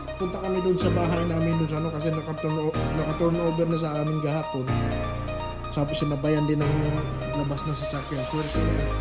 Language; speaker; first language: Filipino; non-native, local second language; Cebuano